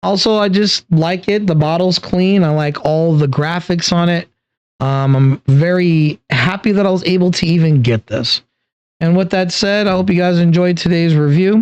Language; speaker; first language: English; native; English